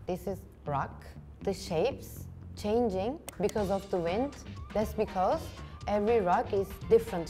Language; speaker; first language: English; non-native, fluent; Turkish